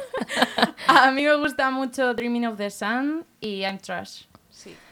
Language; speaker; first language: Spanish; native; Spanish